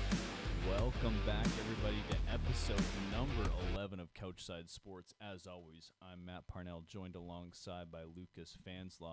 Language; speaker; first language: English; native; English